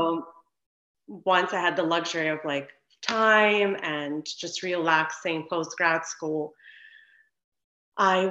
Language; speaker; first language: English; non-native, fluent; Ukrainian